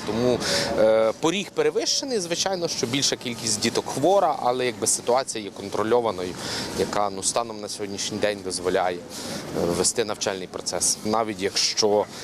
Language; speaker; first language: Ukrainian; native; Ukrainian